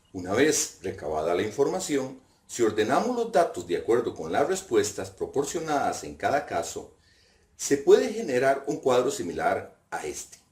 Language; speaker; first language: Spanish; native; Spanish